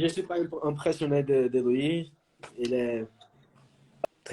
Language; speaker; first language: French; non-native, learner; Portuguese